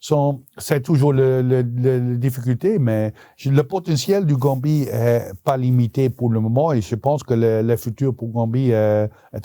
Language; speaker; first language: French; non-native, local second language; Dutch